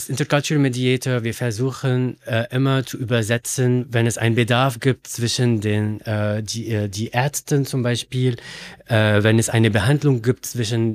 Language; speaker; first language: German; non-native, learner; Arabic